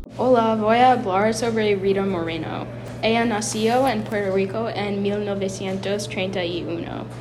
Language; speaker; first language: Spanish; non-native, learner; English